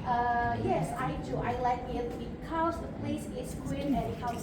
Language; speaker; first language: English; non-native, learner; Indonesian